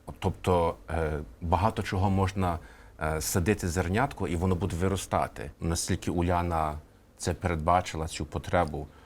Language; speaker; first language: Ukrainian; early bilingual, heritage; Ukrainian